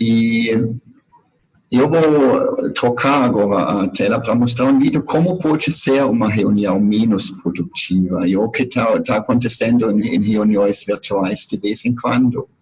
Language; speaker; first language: Portuguese; non-native, fluent; German